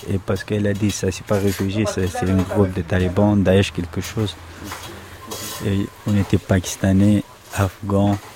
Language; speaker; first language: French; non-native, learner; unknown